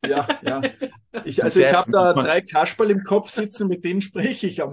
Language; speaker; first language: German; native; German